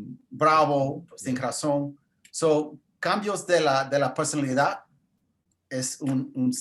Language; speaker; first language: Spanish; early bilingual, heritage; English